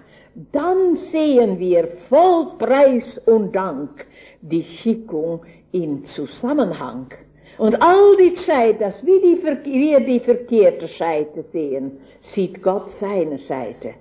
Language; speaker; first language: German; non-native, fluent; Dutch